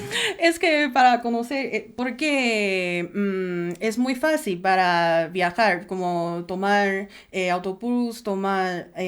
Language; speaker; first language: Spanish; non-native, learner; Chinese